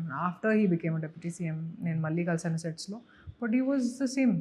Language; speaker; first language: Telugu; non-native, local second language; Hindi